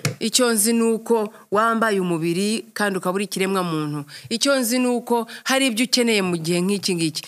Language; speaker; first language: Kinyarwanda; native; Kinyarwanda